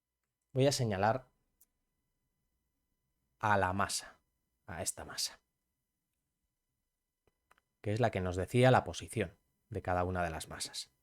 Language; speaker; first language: Spanish; native; Spanish